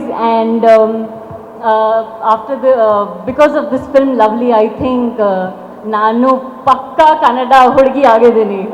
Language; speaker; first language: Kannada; non-native, learner; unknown